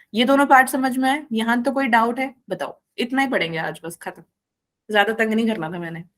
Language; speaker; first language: Hindi; non-native, local second language; Malayalam